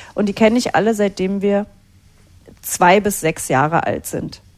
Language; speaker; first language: German; native; German